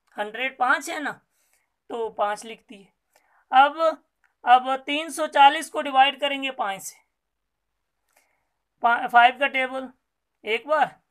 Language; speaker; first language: Urdu; non-native, local second language; Sindhi